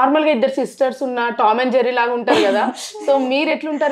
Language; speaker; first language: Telugu; native; Telugu